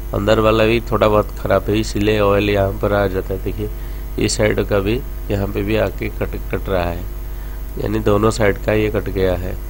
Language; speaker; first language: Hindi; non-native, local second language; Odia